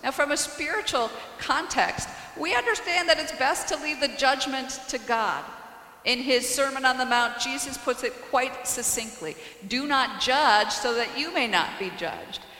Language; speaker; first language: English; native; English